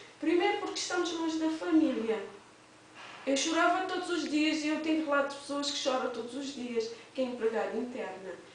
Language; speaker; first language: Portuguese; non-native, local second language; Kabuverdianu